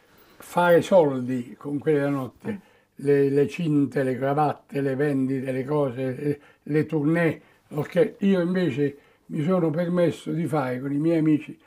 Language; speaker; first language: Italian; native; Italian